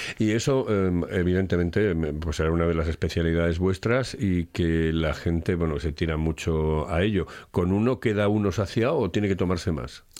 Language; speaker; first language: Spanish; native; Spanish